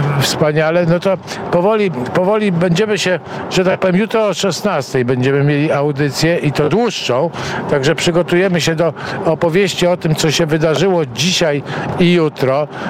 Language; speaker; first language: Polish; native; Polish